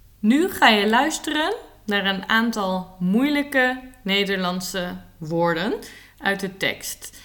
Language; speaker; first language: Dutch; native; Dutch